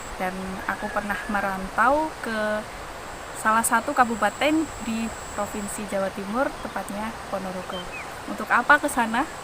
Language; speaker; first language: Indonesian; non-native, local second language; Javanese